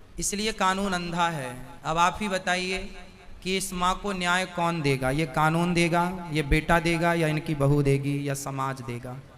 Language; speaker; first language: Hindi; native; Hindi